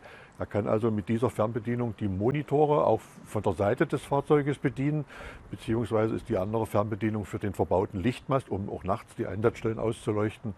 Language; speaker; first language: German; native; German